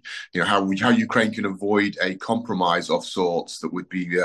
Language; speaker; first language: English; native; English